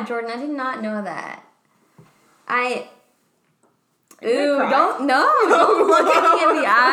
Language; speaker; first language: English; non-native, fluent; Spanish